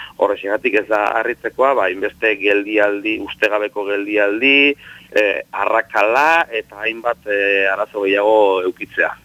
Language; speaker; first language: Basque; native; Basque